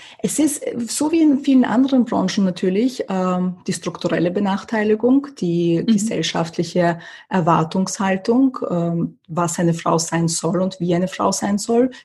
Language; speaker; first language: German; early bilingual, other home language; Russian